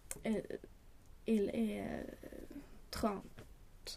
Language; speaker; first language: French; non-native, learner; Swedish